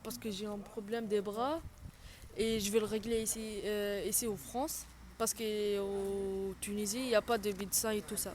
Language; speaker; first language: French; non-native, local second language; Arabic